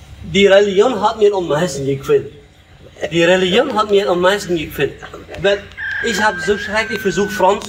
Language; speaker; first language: German; early bilingual, heritage; Low German